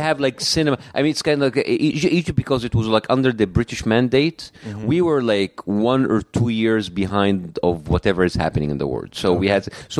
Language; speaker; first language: English; non-native, fluent; Arabic